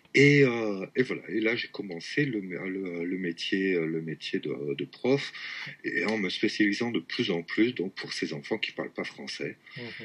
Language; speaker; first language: French; native; French